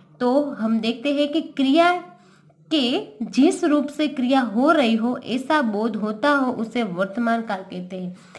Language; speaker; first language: Hindi; non-native, local second language; Gujarati